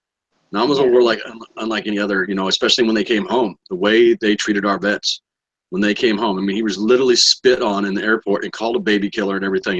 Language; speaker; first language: English; native; English